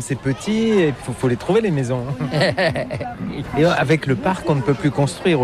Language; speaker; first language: French; native; French